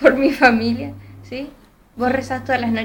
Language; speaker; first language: Spanish; native; Spanish